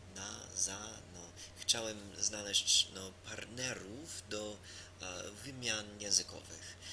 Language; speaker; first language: Polish; non-native, fluent; English